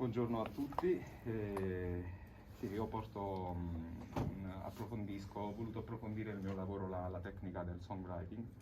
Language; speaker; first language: Italian; native; Italian